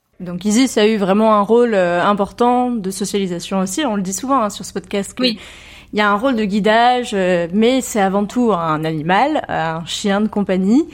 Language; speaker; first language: French; native; French